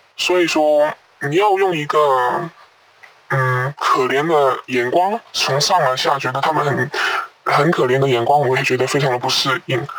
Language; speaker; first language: Chinese; non-native, local second language; Cantonese